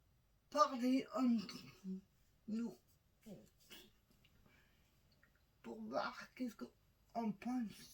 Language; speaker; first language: French; non-native, learner; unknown